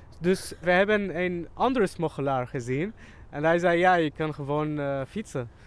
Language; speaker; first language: Dutch; non-native, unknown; Arabic